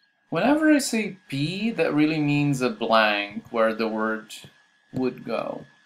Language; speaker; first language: English; non-native, fluent; Portuguese